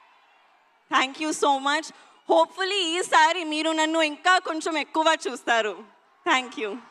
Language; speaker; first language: Telugu; non-native, learner; Hindi